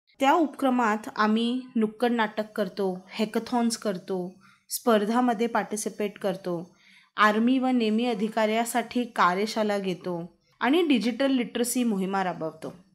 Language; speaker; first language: Marathi; non-native, local second language; Hindi